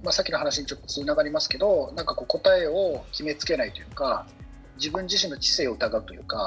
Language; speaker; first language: Japanese; native; Japanese